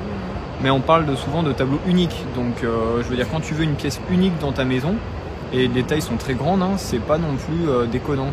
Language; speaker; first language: French; native; French